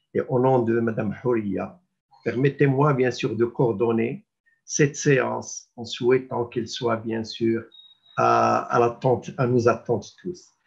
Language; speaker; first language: French; non-native, local second language; Arabic